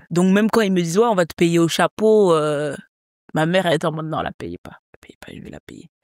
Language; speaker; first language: French; native; French